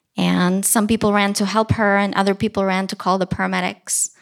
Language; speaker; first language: English; early bilingual, other home language; Russian